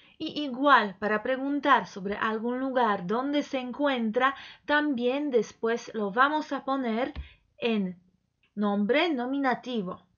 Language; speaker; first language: Spanish; non-native, fluent; Polish